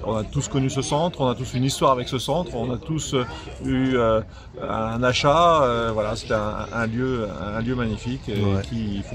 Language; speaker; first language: French; native; French